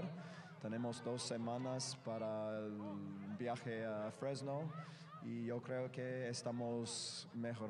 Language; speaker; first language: Spanish; non-native, learner; English